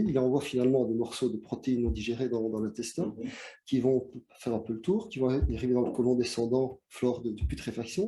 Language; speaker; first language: French; native; French